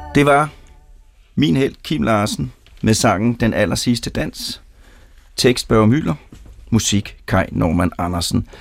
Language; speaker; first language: Danish; native; Danish